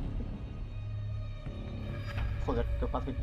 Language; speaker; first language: Spanish; native; Spanish